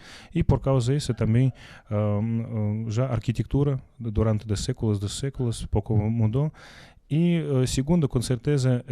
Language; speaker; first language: Portuguese; non-native, learner; Russian